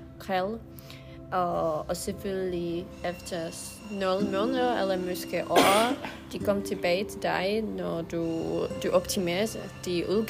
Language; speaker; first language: Danish; non-native, learner; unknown